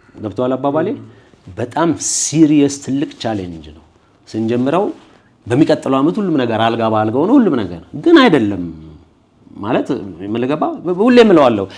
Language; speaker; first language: Amharic; native; Amharic